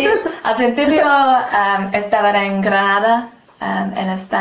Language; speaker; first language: Spanish; non-native, learner; English